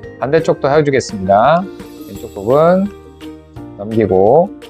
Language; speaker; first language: Korean; native; Korean